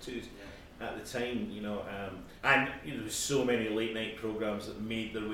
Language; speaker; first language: English; native; English